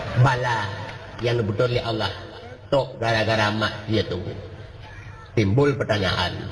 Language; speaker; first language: Malay; non-native, local second language; Achinese